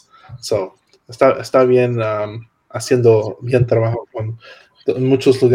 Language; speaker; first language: Spanish; non-native, learner; English